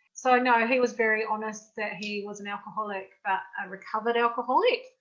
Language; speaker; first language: English; native; English